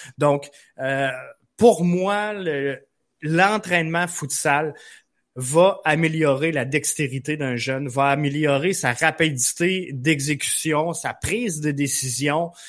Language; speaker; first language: French; native; French